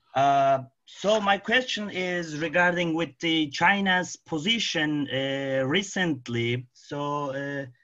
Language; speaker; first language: English; non-native, fluent; Arabic